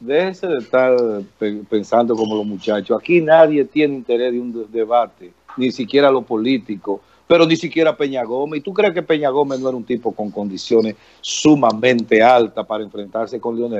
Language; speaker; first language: Spanish; native; Spanish